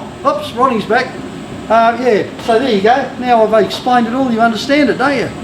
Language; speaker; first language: English; native; English